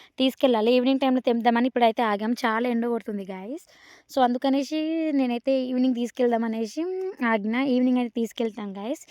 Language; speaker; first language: Telugu; non-native, local second language; Lambadi